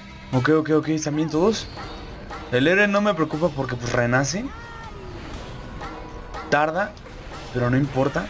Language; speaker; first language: Spanish; native; Spanish